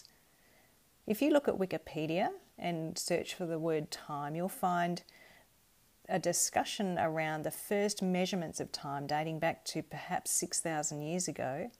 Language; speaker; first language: English; native; English